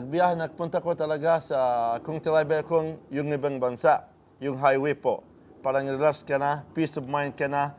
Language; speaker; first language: Filipino; non-native, learner; Arabic